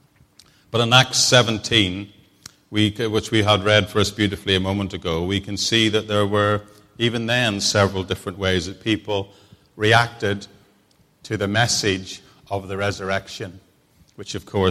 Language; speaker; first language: English; native; English